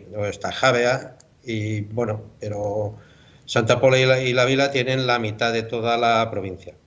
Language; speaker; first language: Spanish; native; Spanish